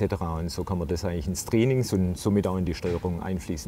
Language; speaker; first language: German; native; German